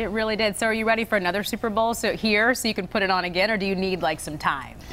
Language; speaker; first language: English; native; English